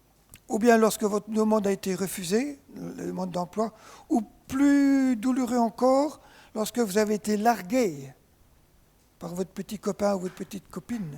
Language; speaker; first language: French; native; French